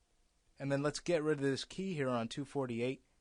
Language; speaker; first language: English; native; English